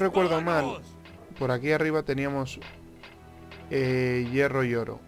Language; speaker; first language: Spanish; native; Spanish